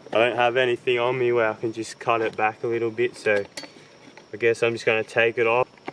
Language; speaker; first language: English; native; English